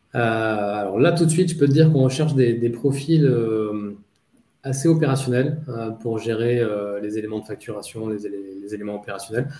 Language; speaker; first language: French; native; French